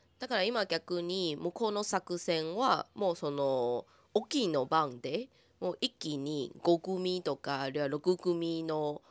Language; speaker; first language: Japanese; non-native, fluent; Chinese